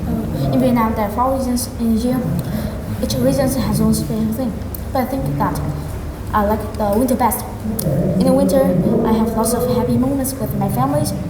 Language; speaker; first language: English; non-native, learner; Vietnamese